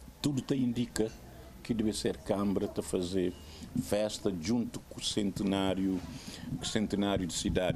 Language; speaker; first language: Portuguese; non-native, local second language; Kabuverdianu